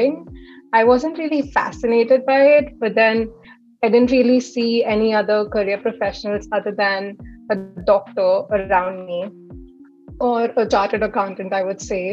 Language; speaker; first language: English; non-native, local second language; Hindi